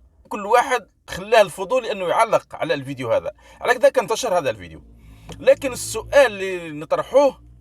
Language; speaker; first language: Arabic; native; Arabic